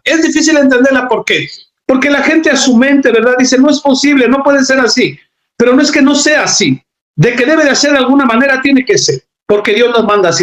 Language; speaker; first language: Spanish; native; Spanish